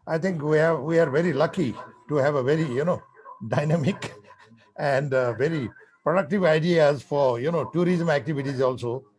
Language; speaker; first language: English; non-native, local second language; Nepali